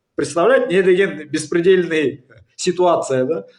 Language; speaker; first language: Russian; non-native, local second language; Kazakh